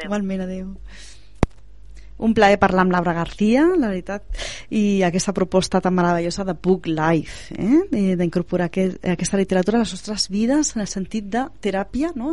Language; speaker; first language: Catalan; native; Catalan